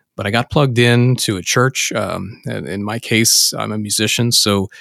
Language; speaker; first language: English; native; English